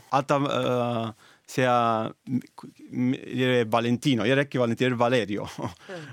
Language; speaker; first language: Icelandic; non-native, learner; Italian